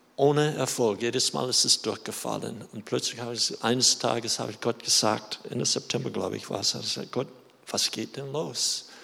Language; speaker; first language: German; non-native, fluent; English